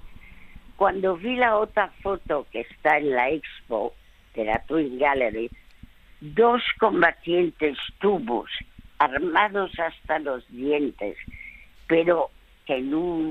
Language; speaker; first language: Spanish; early bilingual, other home language; French